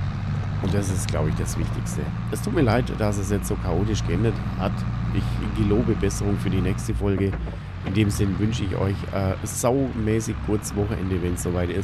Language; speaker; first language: German; native; German